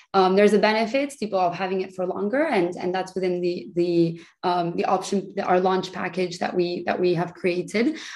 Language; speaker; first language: English; early bilingual, other home language; Spanish